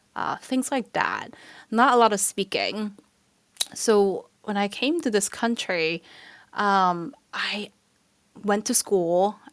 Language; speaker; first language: English; non-native, fluent; Chinese